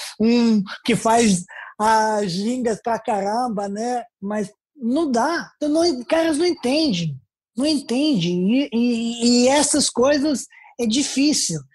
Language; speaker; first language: Portuguese; non-native, fluent; Serbian